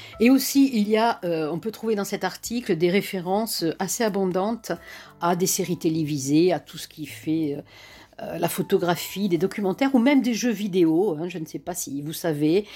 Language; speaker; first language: French; native; French